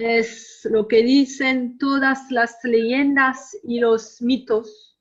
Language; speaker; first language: Spanish; non-native, fluent; French